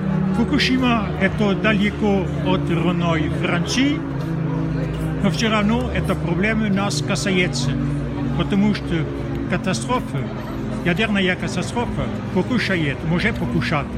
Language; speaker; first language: Russian; non-native, fluent; French